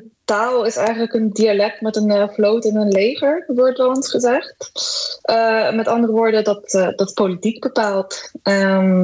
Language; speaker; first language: Dutch; early bilingual, other home language; Macedonian